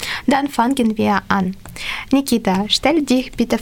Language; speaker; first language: German; non-native, learner; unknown